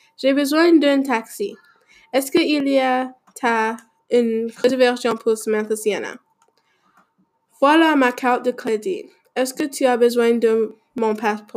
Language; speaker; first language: French; non-native, learner; English